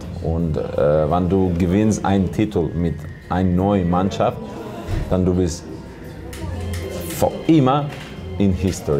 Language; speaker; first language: German; non-native, learner; Russian